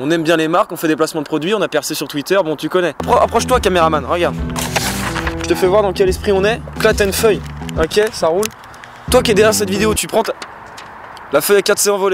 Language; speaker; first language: French; native; French